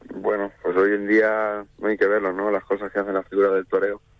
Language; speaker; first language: Spanish; native; Spanish